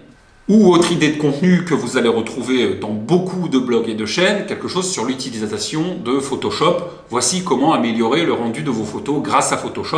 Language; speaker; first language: French; native; French